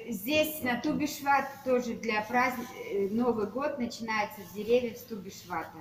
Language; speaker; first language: Russian; native; Russian